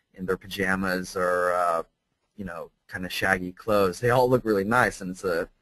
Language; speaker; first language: English; native; English